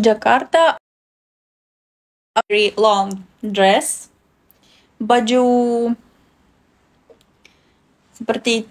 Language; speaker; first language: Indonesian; non-native, learner; Russian